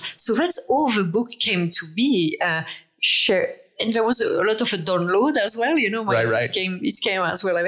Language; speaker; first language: English; non-native, fluent; French